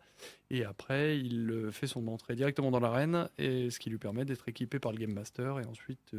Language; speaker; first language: French; native; French